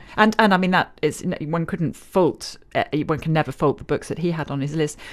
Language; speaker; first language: English; native; English